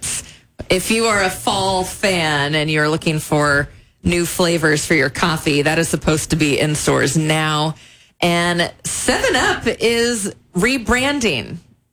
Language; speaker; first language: English; native; English